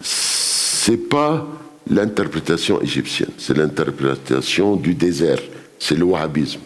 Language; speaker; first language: French; non-native, fluent; Arabic